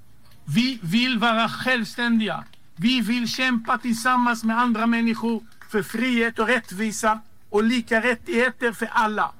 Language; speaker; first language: Swedish; non-native, fluent; Hebrew